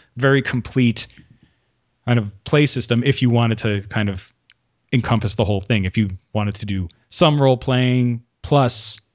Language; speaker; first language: English; native; English